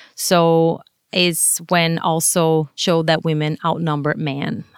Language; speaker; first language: English; non-native, fluent; Portuguese